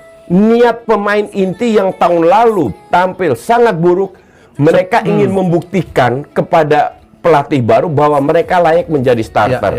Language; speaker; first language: Indonesian; native; Indonesian